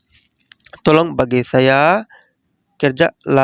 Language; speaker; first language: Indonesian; non-native, learner; Bangla